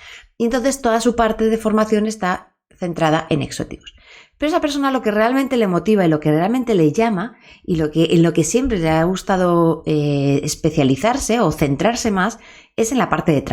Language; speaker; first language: Spanish; native; Spanish